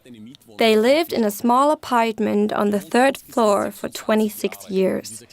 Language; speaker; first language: English; non-native, fluent; German